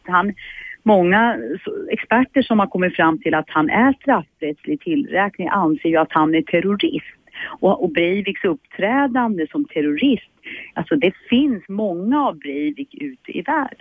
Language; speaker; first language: Swedish; native; Swedish